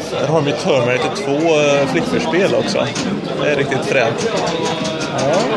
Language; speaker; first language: Swedish; native; Swedish